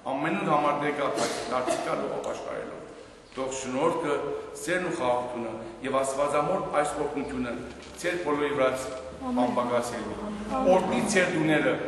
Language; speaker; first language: Armenian; early bilingual, heritage; Armenian